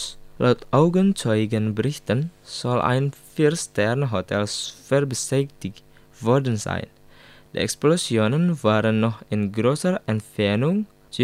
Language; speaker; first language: German; non-native, fluent; Indonesian